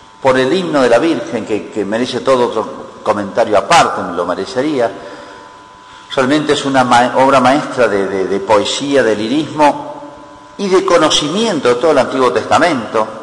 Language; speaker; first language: Spanish; native; Spanish